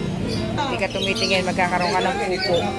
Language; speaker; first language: Filipino; native; Filipino